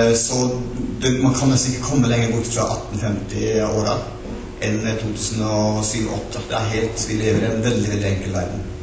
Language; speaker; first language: Norwegian; non-native, local second language; Northern Sami